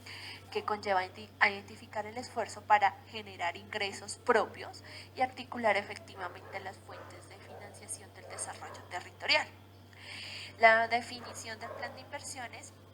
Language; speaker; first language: Spanish; native; Spanish